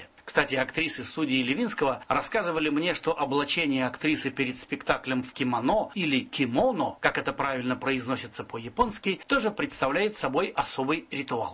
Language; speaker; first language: Russian; native; Russian